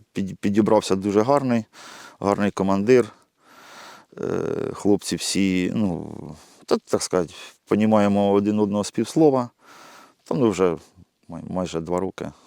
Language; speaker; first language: Ukrainian; native; Ukrainian